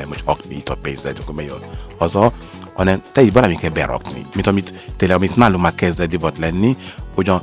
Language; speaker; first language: Hungarian; non-native, learner; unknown